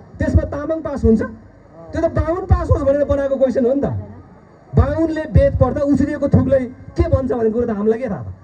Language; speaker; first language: Nepali; non-native, local second language; Eastern Tamang